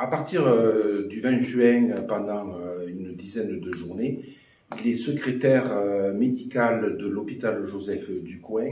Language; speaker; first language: French; native; French